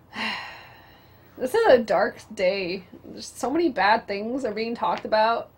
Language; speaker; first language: English; native; English